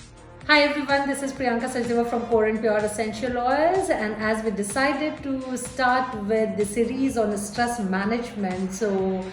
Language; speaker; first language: English; non-native, local second language; Hindi